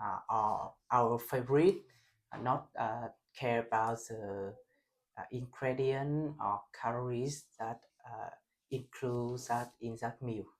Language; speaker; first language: English; non-native, learner; Vietnamese